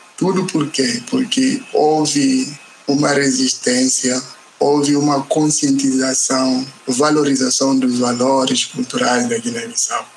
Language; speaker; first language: Portuguese; non-native, local second language; Upper Guinea Crioulo